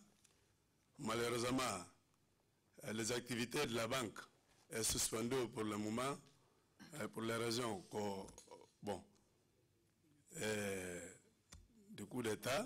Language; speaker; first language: French; non-native, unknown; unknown